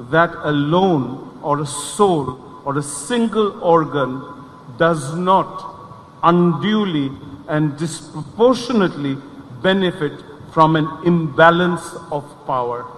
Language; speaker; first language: English; non-native, local second language; Bangla